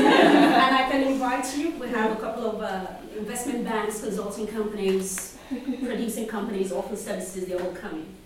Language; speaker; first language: English; non-native, local second language; Yoruba